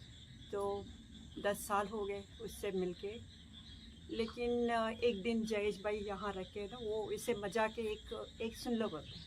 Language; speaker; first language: Hindi; non-native, local second language; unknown